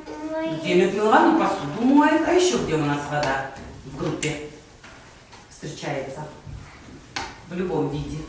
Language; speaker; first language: Russian; native; Russian